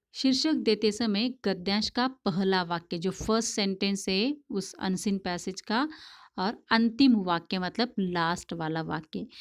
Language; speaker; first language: Hindi; non-native, local second language; Tamil